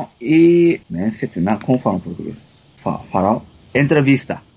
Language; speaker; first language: Portuguese; non-native, learner; Japanese